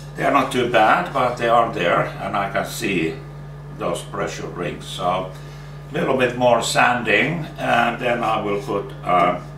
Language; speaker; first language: English; non-native, fluent; Finnish